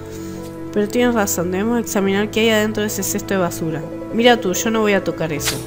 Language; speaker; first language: Spanish; native; Spanish